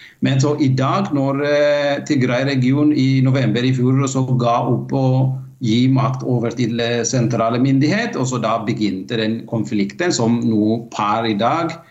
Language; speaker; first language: Norwegian; non-native, fluent; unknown